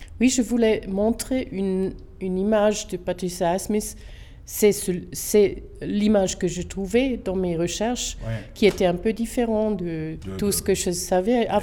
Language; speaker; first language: French; non-native, local second language; German